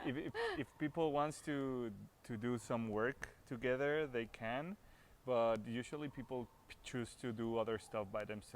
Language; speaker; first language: English; non-native, fluent; Spanish